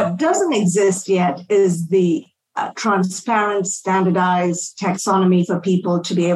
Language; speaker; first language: English; non-native, local second language; Tamil